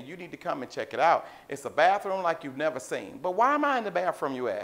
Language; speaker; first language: English; native; English